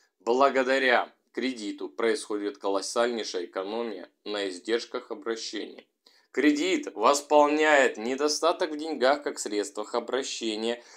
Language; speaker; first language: Russian; native; Russian